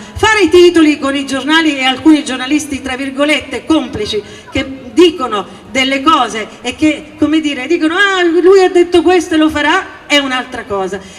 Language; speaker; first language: Italian; native; Italian